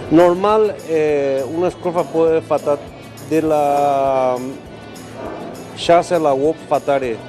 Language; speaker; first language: Romanian; non-native, learner; Spanish